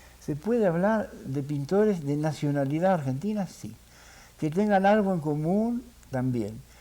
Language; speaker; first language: Spanish; early bilingual, heritage; French